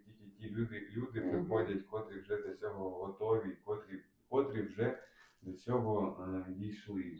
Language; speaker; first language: Ukrainian; non-native, local second language; Russian